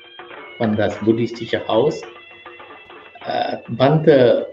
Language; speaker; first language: German; non-native, learner; Sinhala